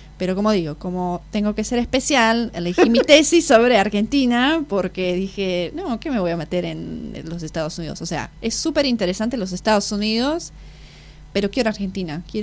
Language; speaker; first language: Spanish; non-native, fluent; Slovak